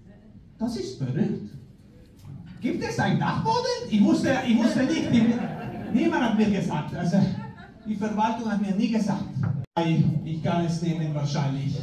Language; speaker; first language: German; non-native, fluent; Spanish